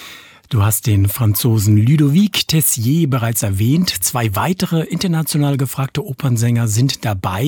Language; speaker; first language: German; native; German